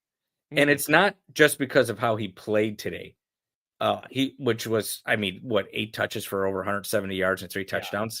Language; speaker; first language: English; native; English